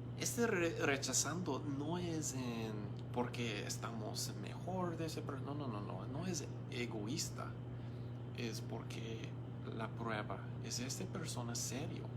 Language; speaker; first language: Spanish; non-native, learner; English